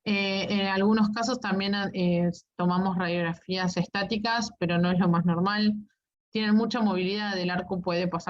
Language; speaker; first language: Spanish; native; Spanish